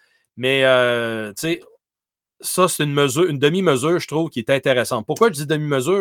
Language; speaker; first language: French; native; French